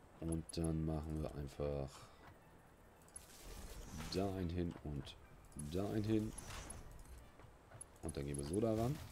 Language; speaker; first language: German; native; German